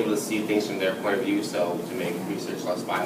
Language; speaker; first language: English; native; English